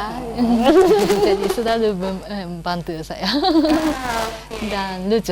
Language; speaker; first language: Indonesian; non-native, learner; Japanese